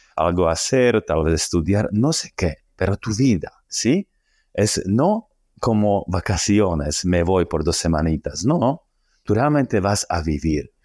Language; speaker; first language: Spanish; non-native, learner; Slovak